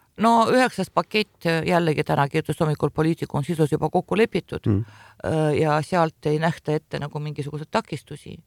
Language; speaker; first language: Estonian; non-native, local second language; Russian